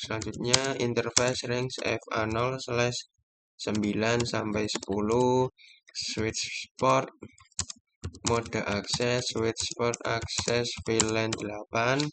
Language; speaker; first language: Indonesian; native; Indonesian